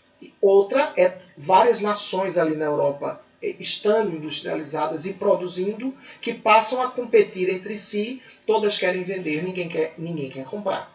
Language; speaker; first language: Portuguese; native; Portuguese